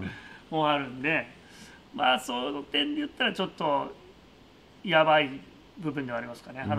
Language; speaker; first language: Japanese; native; Japanese